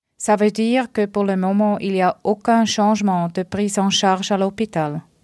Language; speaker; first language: French; non-native, local second language; Swiss German